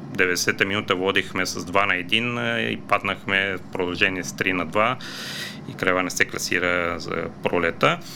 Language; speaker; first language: Bulgarian; non-native, fluent; Romanian